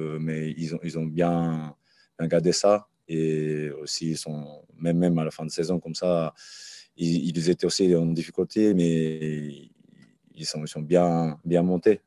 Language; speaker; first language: French; non-native, learner; Japanese